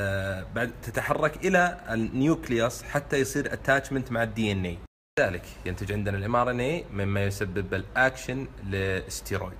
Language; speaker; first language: Arabic; native; Arabic